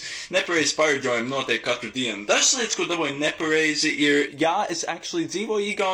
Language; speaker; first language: Latvian; non-native, local second language; English